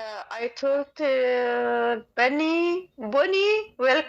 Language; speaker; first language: English; non-native, learner; Persian